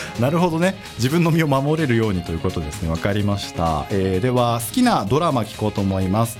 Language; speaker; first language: Japanese; native; Japanese